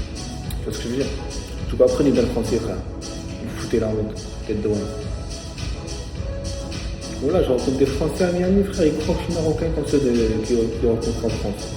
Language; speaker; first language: French; non-native, local second language; Arabic